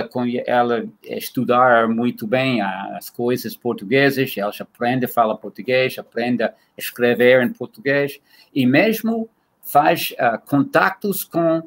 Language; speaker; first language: Portuguese; non-native, fluent; English